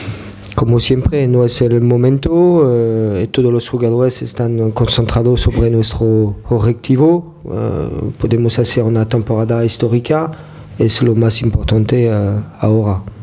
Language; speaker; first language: Spanish; non-native, fluent; French